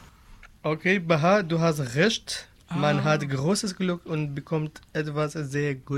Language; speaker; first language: German; non-native, learner; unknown